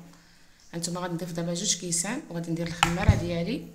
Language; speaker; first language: Arabic; native; Arabic